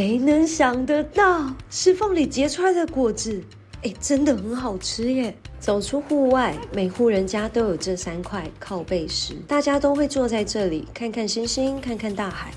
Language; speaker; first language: Chinese; native; Chinese